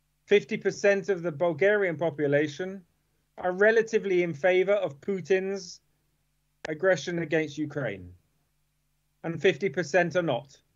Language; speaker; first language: English; native; English